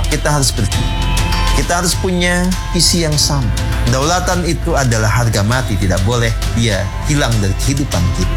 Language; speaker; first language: Indonesian; native; Indonesian